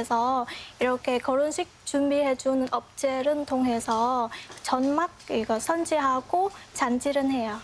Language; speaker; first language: Korean; non-native, fluent; Vietnamese